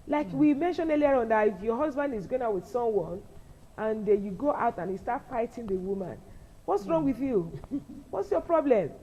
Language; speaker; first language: English; non-native, local second language; Yoruba